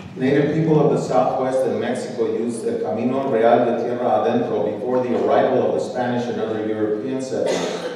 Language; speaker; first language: English; early bilingual, other home language; Spanish